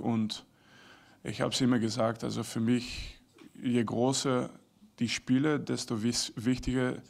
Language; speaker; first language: German; non-native, fluent; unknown